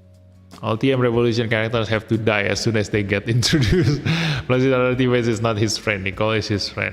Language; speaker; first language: English; non-native, fluent; Indonesian